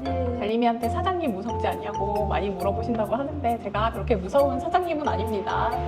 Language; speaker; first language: Korean; native; Korean